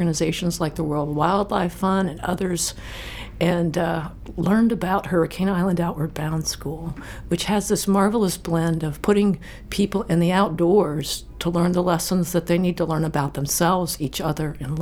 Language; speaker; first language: English; native; English